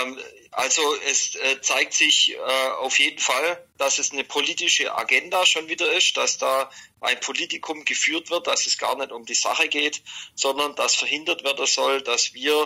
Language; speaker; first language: German; native; German